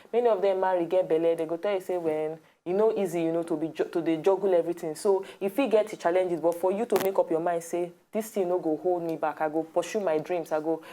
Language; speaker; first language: Nigerian Pidgin; native; Nigerian Pidgin